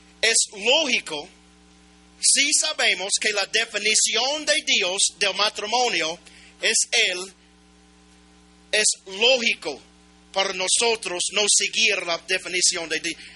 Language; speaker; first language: Spanish; non-native, learner; English